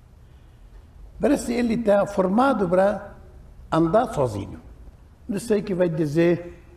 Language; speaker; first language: Portuguese; non-native, learner; Arabic